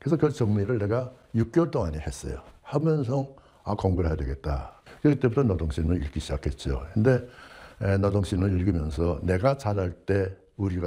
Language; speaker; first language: Korean; native; Korean